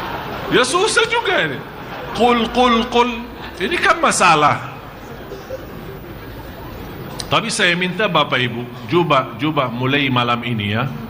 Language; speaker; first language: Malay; non-native, fluent; Arabic